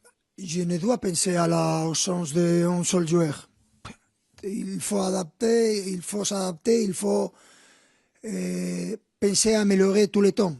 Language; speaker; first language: French; non-native, fluent; Spanish